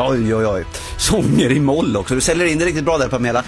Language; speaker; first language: Swedish; native; Swedish